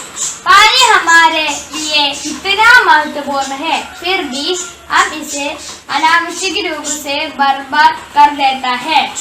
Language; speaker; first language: Hindi; non-native, learner; Malayalam